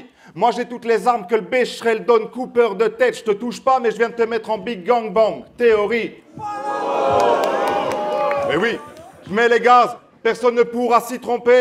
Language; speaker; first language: French; native; French